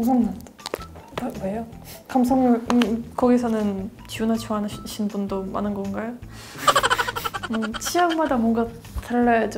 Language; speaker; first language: Korean; non-native, fluent; Russian